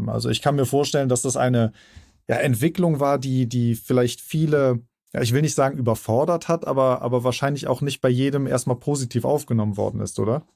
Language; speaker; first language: German; native; German